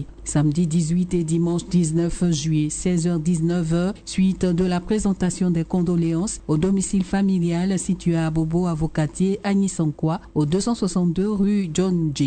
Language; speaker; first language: French; native; French